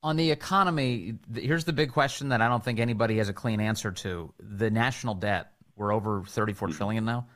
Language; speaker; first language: English; native; English